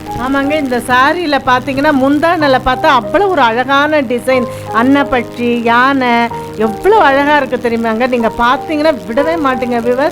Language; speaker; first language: Tamil; native; Tamil